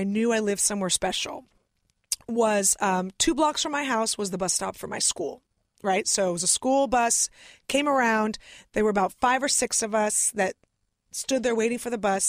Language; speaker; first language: English; early bilingual, other home language; Russian